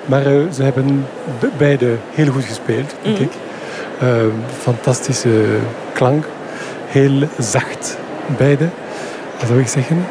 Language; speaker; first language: Dutch; non-native, fluent; French